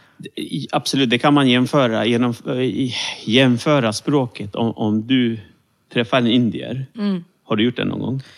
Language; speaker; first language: Swedish; early bilingual, other home language; Romany